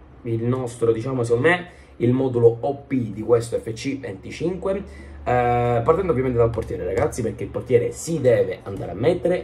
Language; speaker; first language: Italian; native; Italian